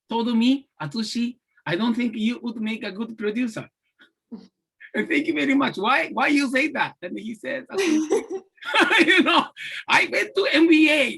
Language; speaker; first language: English; non-native, learner; Japanese